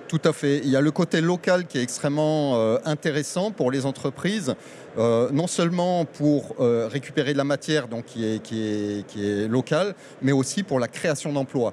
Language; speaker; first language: French; native; French